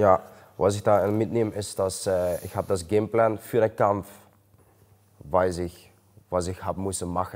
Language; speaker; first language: German; non-native, learner; Dutch